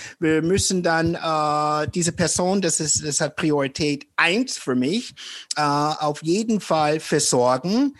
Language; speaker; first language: German; non-native, fluent; English